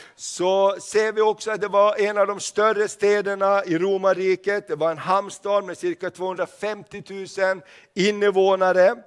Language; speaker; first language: Swedish; native; Swedish